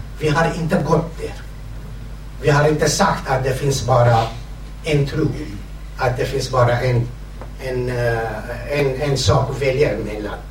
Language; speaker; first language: Swedish; non-native, fluent; Kurdish